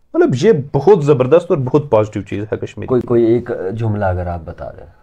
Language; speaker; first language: Hindi; native; Hindi